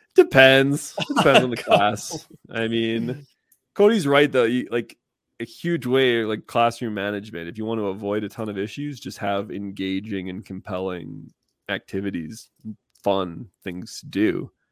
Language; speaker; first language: English; native; English